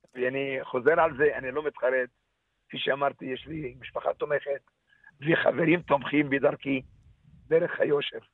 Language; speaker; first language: Hebrew; non-native, local second language; Arabic